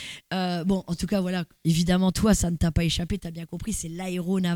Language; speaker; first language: French; native; French